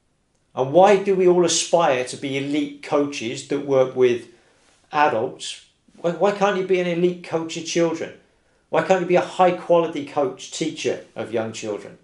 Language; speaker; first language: English; native; English